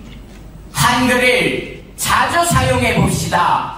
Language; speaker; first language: Korean; native; Korean